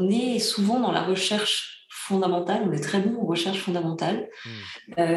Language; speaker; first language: French; early bilingual, other home language; Bulgarian